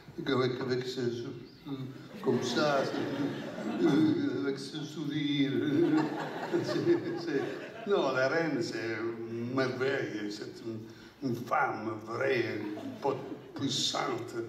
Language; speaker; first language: French; non-native, fluent; Italian